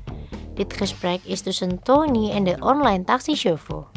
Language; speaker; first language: Dutch; non-native, learner; Indonesian